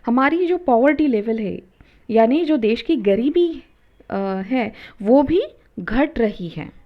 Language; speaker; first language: Hindi; non-native, local second language; Marathi